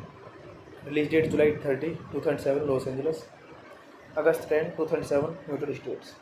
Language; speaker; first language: English; non-native, learner; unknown